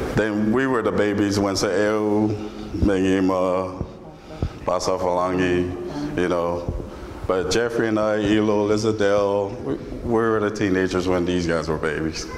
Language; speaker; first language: English; native; English